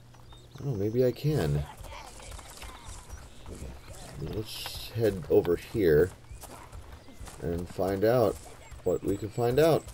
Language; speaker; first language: English; native; English